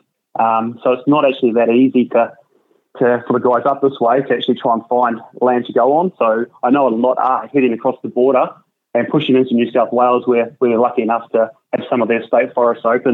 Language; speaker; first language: English; native; English